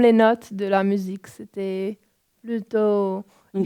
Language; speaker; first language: French; non-native, fluent; Portuguese